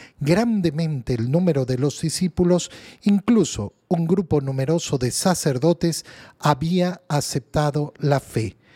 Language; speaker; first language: Spanish; native; Spanish